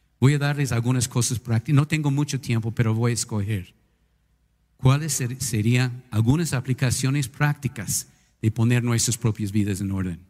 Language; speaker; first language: Spanish; non-native, fluent; English